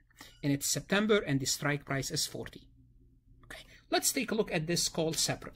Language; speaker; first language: English; non-native, fluent; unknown